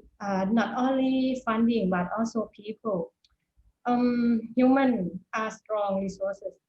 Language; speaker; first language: English; non-native, fluent; Thai